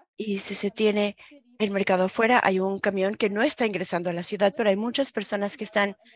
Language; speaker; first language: Spanish; non-native, fluent; German